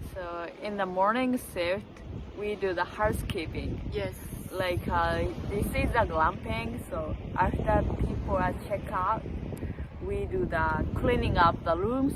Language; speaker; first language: English; non-native, learner; Japanese